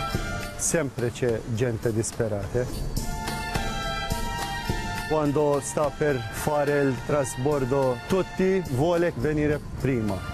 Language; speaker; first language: Italian; non-native, fluent; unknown